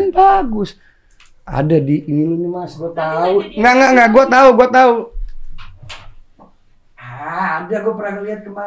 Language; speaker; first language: Indonesian; native; Indonesian